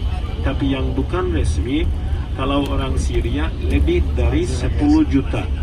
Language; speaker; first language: Indonesian; non-native, fluent; Turkish